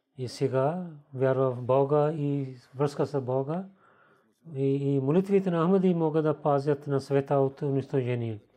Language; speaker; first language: Bulgarian; non-native, learner; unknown